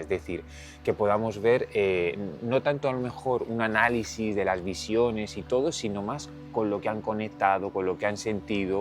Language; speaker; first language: Spanish; native; Spanish